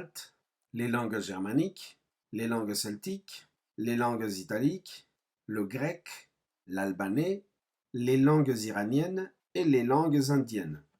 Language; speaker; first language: French; non-native, fluent; Spanish